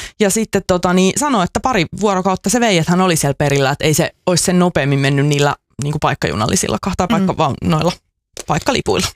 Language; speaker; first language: Finnish; native; Finnish